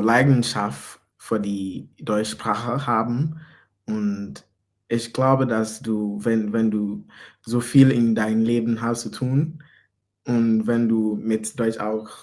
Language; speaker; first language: German; non-native, fluent; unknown